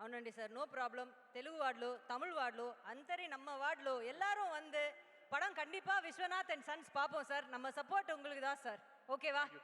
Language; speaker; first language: Tamil; native; Tamil